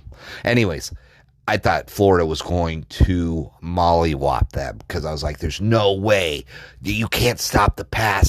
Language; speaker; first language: English; native; English